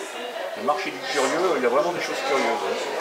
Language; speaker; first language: French; native; French